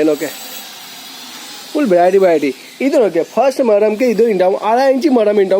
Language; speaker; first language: Malayalam; non-native, learner; Hindi